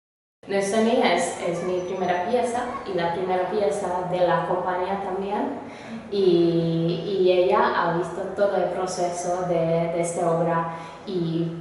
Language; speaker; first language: Spanish; non-native, fluent; Hungarian